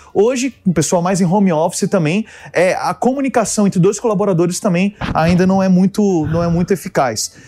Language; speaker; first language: Portuguese; early bilingual, other home language; English